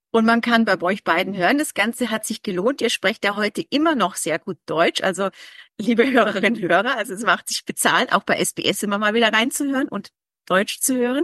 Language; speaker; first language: German; native; German